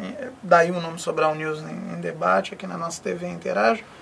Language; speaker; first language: Portuguese; native; Portuguese